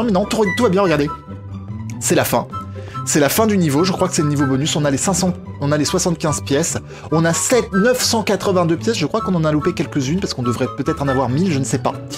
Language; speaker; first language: French; native; French